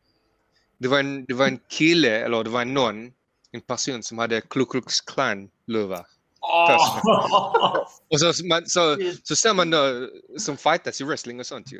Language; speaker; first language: Swedish; early bilingual, heritage; Swedish